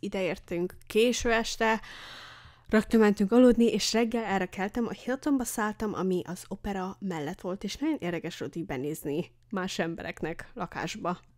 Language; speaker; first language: Hungarian; early bilingual, heritage; Hungarian